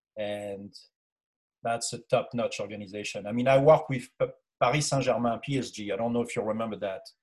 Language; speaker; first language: English; non-native, fluent; French